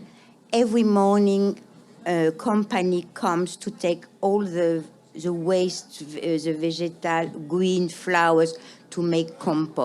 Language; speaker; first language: English; non-native, fluent; French